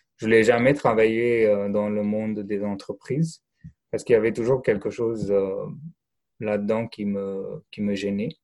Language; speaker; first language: French; non-native, fluent; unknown